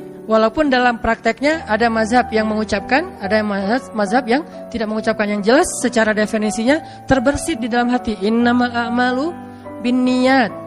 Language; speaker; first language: Indonesian; native; Indonesian